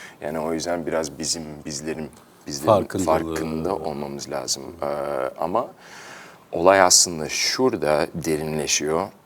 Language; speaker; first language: Turkish; early bilingual, heritage; Turkish